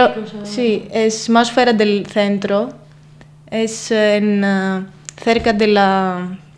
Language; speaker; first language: Spanish; non-native, fluent; Greek